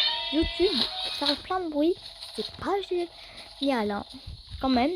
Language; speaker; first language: French; native; French